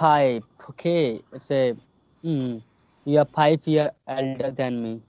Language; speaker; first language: English; non-native, learner; Hindi